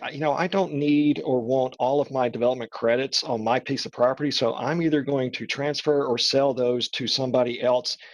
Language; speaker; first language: English; native; English